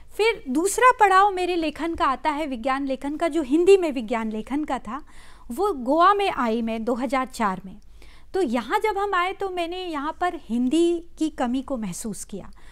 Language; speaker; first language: Hindi; native; Hindi